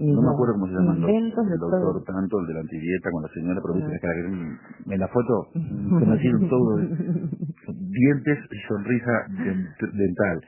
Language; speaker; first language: Spanish; native; Spanish